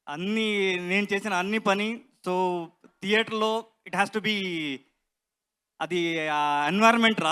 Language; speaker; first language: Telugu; non-native, learner; Kannada